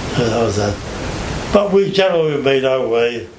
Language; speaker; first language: English; native; English